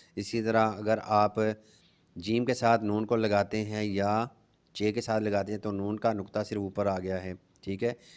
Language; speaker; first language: Urdu; non-native, local second language; Punjabi